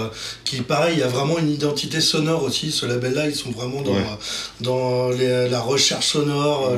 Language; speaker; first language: French; native; French